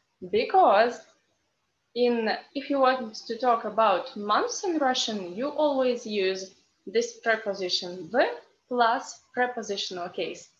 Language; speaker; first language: English; non-native, fluent; Russian